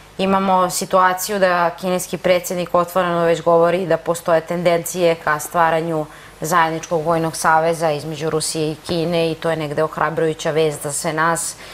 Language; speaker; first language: Serbian; native; Serbian